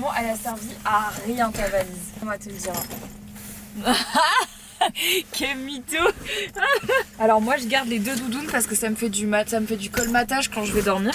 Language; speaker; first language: French; native; French